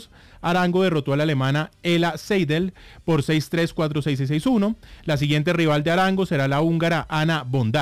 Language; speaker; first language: Spanish; native; Spanish